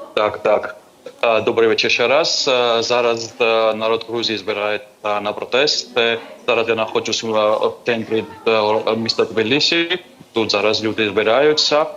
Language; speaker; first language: Ukrainian; non-native, fluent; Georgian